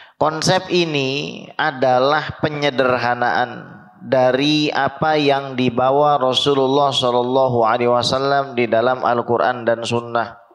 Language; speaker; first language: Indonesian; native; Indonesian